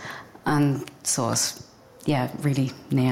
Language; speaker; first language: German; non-native, fluent; English